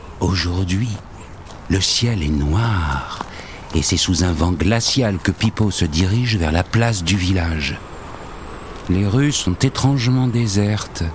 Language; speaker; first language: French; native; French